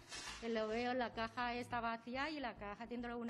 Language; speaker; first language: Spanish; non-native, learner; Chinese